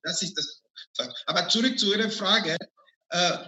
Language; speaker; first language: German; non-native, fluent; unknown